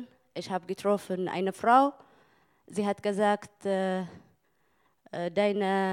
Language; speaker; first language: German; non-native, learner; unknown